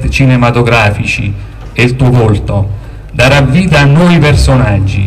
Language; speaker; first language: Italian; native; Italian